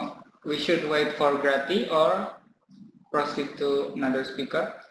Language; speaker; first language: English; non-native, learner; Indonesian